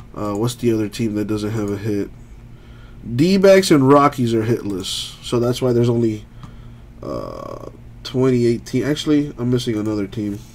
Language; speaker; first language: English; native; English